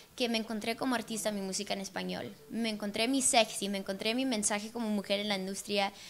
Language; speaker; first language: Spanish; early bilingual, heritage; Spanish